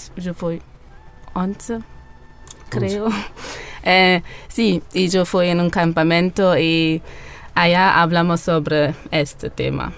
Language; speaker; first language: Spanish; non-native, learner; German